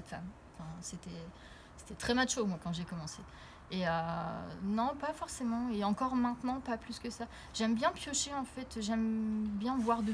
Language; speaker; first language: French; native; French